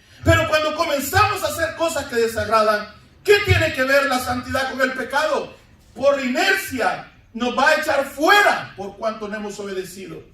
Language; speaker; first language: Spanish; native; Spanish